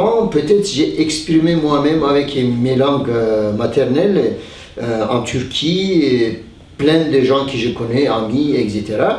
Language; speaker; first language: French; non-native, fluent; Turkish